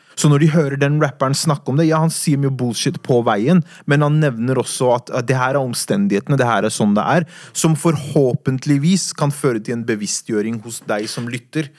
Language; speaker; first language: Norwegian; native; Norwegian